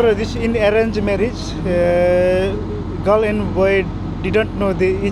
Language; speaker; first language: English; non-native, learner; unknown